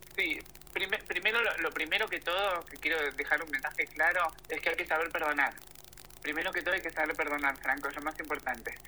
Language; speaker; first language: Spanish; native; Spanish